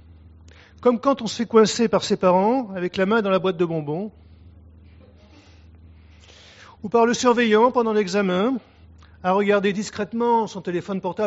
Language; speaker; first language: French; native; French